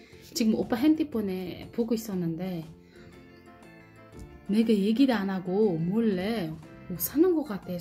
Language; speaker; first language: Korean; non-native, fluent; Uzbek